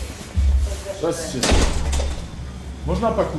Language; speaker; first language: Russian; non-native, learner; French